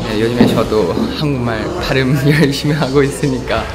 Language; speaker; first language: Korean; non-native, learner; Thai